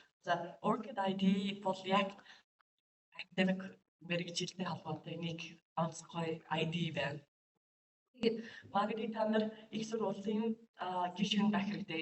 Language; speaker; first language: Mongolian; non-native, fluent; English